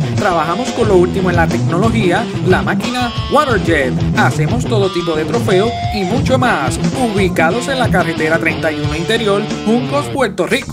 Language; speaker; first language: Spanish; native; Spanish